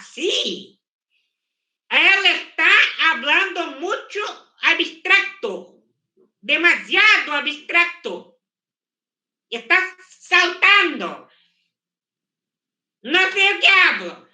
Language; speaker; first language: Spanish; non-native, fluent; Portuguese